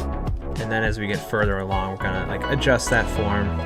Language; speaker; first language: English; native; English